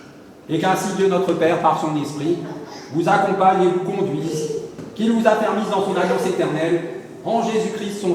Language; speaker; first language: French; native; French